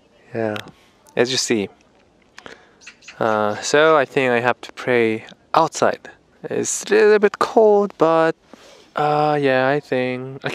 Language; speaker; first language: English; non-native, learner; Korean